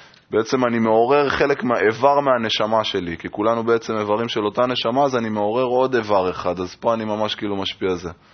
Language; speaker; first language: Hebrew; native; Hebrew